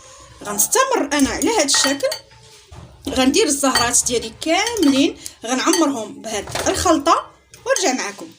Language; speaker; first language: Arabic; native; Arabic